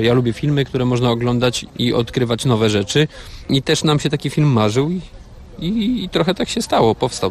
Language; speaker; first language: Polish; native; Polish